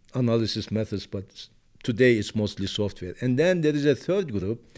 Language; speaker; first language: English; non-native, fluent; Turkish